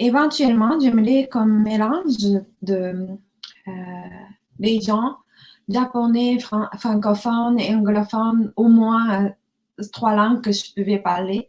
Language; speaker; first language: French; non-native, learner; Japanese